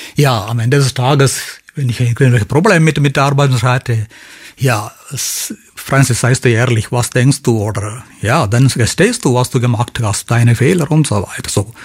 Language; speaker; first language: German; non-native, fluent; Malayalam